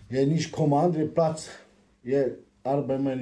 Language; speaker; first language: German; non-native, learner; Romanian